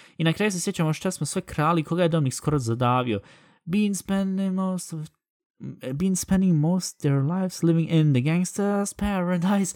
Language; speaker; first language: Bosnian; early bilingual, heritage; Bosnian